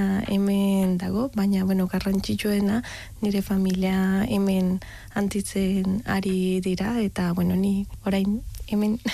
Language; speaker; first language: Basque; non-native, learner; Spanish